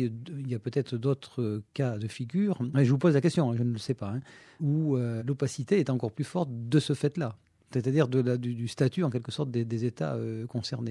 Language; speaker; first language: French; native; French